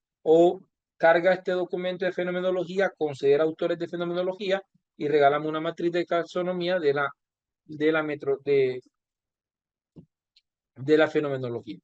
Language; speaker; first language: Spanish; native; Spanish